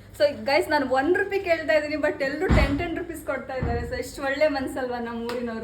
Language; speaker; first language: Kannada; native; Kannada